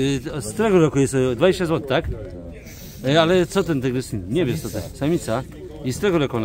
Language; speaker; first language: Polish; native; Polish